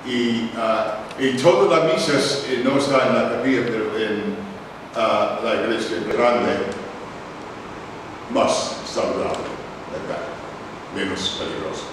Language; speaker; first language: Spanish; non-native, learner; English